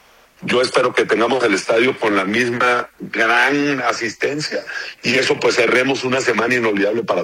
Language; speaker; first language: Spanish; native; Spanish